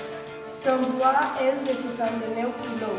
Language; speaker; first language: French; non-native, learner; Spanish